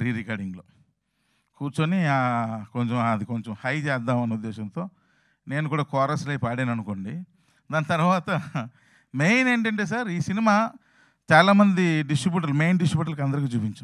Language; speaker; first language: Telugu; native; Telugu